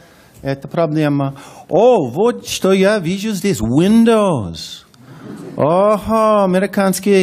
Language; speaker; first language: Russian; non-native, learner; English